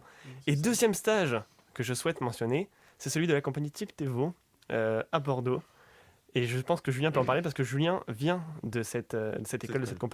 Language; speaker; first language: French; native; French